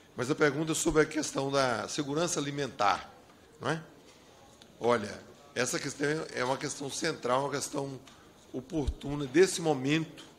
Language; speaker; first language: Portuguese; native; Portuguese